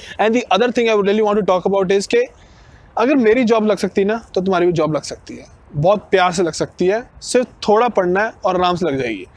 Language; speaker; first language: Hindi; non-native, local second language; Punjabi